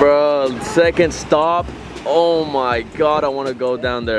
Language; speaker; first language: English; early bilingual, other home language; Spanish